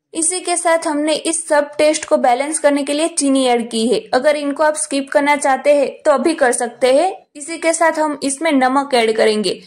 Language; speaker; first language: Hindi; non-native, local second language; Gujarati